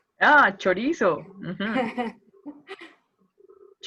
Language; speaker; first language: English; non-native, fluent; Spanish